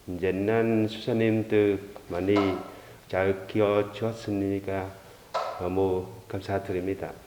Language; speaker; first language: Korean; non-native, learner; Vietnamese